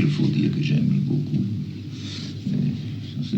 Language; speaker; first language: French; non-native, fluent; German